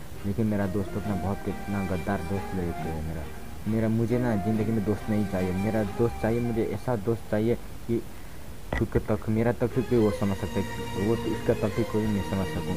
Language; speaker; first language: Hindi; non-native, local second language; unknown